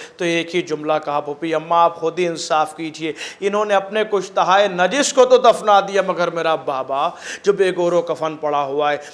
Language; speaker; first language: Urdu; native; Urdu